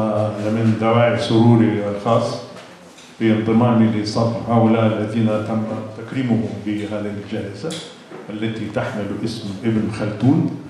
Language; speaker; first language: Arabic; non-native, fluent; Russian